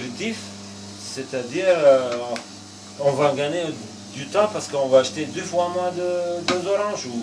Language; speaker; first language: French; non-native, fluent; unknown